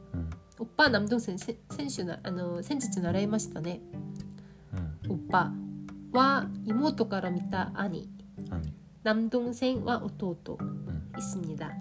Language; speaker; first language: Korean; non-native, learner; Japanese